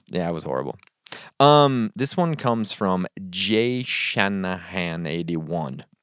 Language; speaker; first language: English; native; English